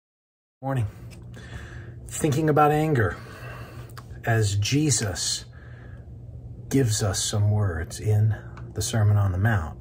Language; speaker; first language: English; native; English